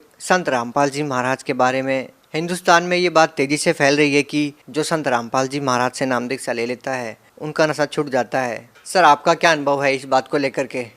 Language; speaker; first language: Hindi; native; Hindi